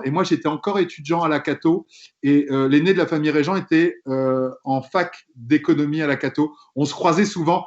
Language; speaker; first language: French; native; French